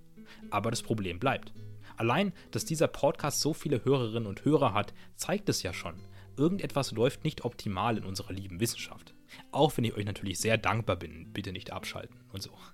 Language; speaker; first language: German; native; German